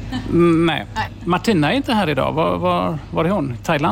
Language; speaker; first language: Swedish; native; Swedish